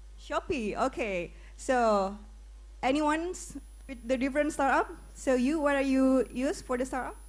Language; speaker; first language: English; non-native, fluent; Indonesian